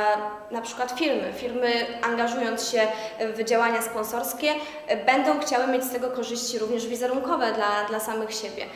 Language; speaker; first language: Polish; native; Polish